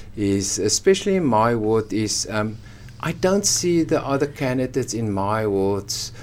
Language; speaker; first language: English; non-native, local second language; Afrikaans